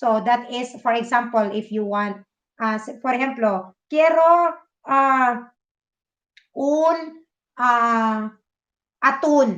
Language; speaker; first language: Spanish; non-native, fluent; Filipino